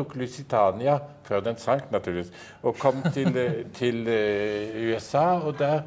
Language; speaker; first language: Norwegian; early bilingual, heritage; Norwegian